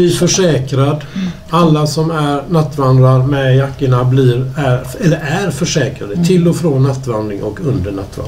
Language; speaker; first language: Swedish; native; Swedish